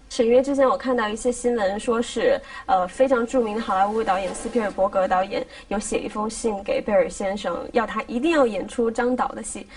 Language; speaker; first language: Chinese; native; Chinese